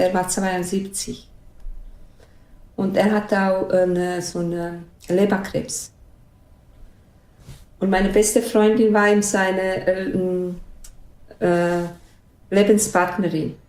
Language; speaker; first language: German; non-native, fluent; Bosnian